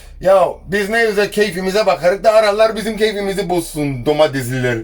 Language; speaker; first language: Turkish; early bilingual, heritage; Turkish